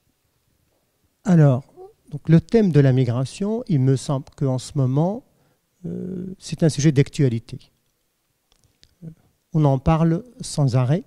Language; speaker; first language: French; non-native, fluent; Arabic